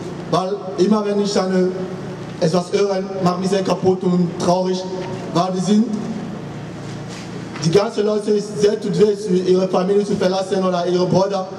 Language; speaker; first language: German; non-native, learner; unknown